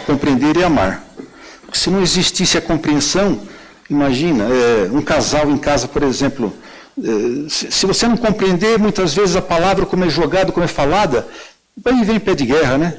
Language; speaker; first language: Portuguese; native; Portuguese